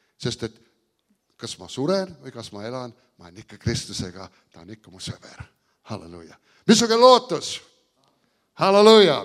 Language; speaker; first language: Estonian; early bilingual, heritage; Estonian